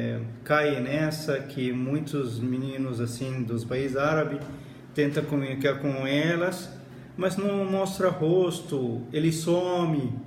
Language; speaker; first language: Portuguese; non-native, fluent; Arabic